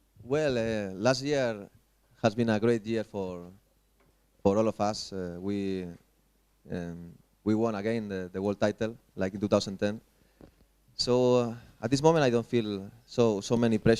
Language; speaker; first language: English; non-native, fluent; Spanish